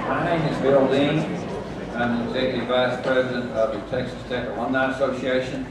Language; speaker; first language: English; native; English